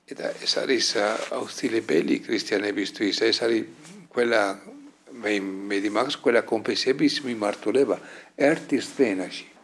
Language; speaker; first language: Georgian; non-native, fluent; Italian